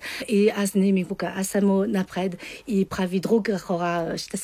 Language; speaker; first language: Bulgarian; non-native, learner; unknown